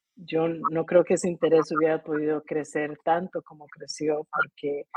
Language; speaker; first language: Spanish; native; Spanish